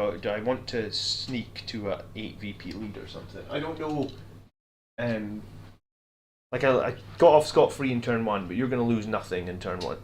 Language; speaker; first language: English; native; English